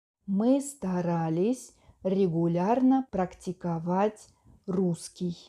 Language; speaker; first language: Russian; non-native, fluent; Spanish